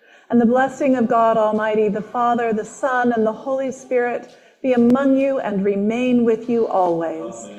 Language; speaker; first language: English; native; English